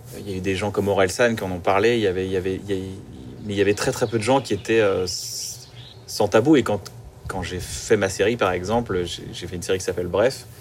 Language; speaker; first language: French; native; French